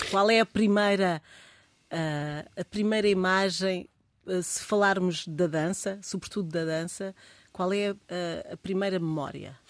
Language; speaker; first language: Portuguese; native; Portuguese